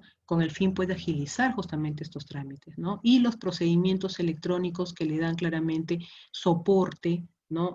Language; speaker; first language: Spanish; native; Spanish